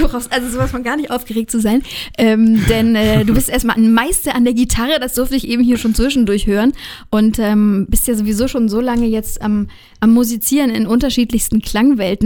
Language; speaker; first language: German; native; German